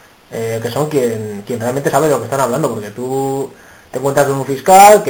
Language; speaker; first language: Spanish; native; Spanish